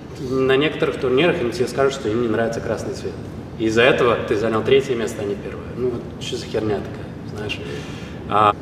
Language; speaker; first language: Russian; native; Russian